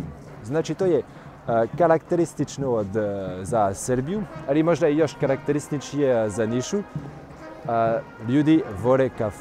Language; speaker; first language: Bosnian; non-native, learner; French